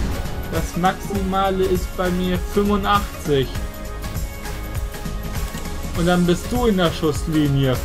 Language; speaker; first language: German; native; German